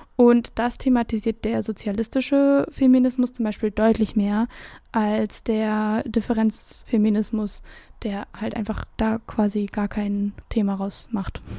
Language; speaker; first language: German; native; German